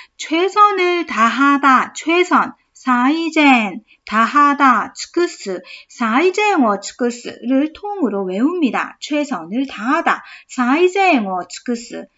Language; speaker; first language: Korean; native; Korean